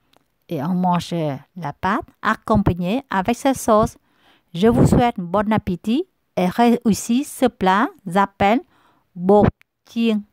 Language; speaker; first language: French; non-native, learner; Vietnamese